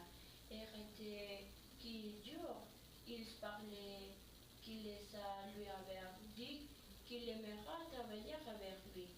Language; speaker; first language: French; non-native, learner; Spanish